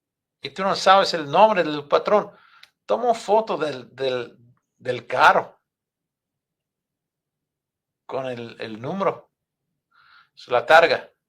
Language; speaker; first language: Spanish; non-native, fluent; English